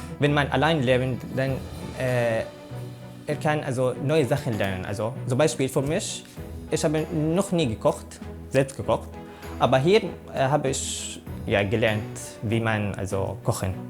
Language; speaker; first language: German; non-native, learner; Arabic